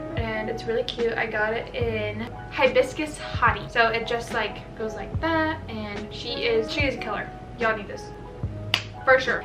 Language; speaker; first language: English; native; English